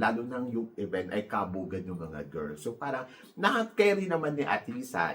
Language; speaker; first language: Filipino; native; Filipino